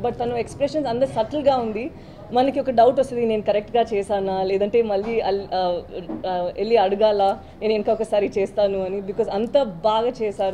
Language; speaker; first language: Telugu; non-native, learner; Tamil